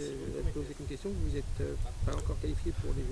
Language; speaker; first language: French; native; French